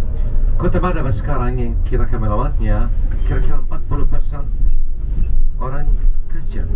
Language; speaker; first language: Indonesian; non-native, fluent; Arabic